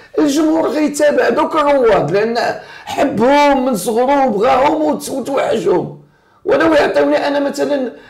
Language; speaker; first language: Arabic; native; Arabic